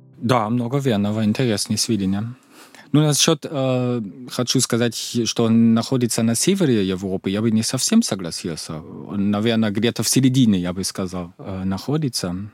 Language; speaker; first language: Russian; non-native, fluent; German